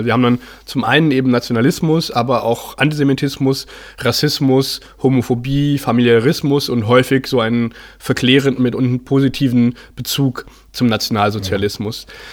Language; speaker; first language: German; native; German